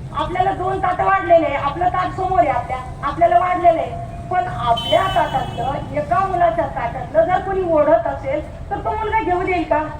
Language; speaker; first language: Marathi; native; Marathi